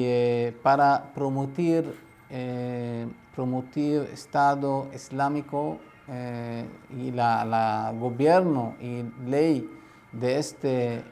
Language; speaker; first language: Spanish; non-native, learner; Arabic